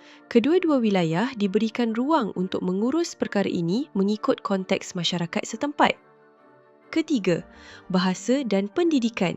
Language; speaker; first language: Malay; native; Malay